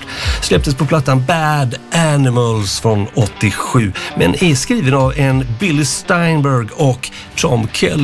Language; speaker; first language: Swedish; native; Swedish